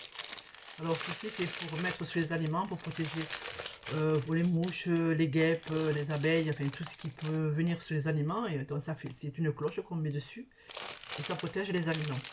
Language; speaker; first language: French; native; French